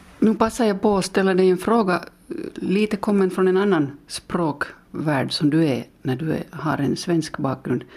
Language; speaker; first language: Swedish; native; Swedish